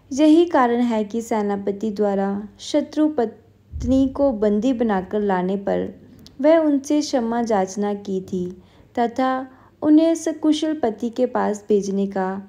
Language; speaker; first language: Hindi; non-native, local second language; Punjabi